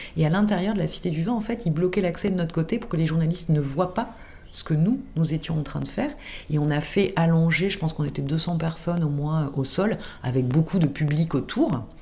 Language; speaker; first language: French; native; French